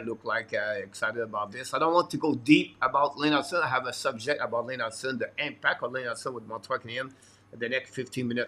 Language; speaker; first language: English; non-native, fluent; French